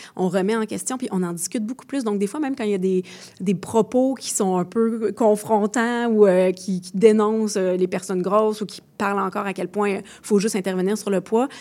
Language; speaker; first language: French; native; French